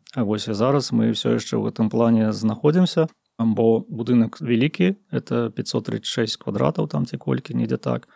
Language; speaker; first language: Belarusian; native; Belarusian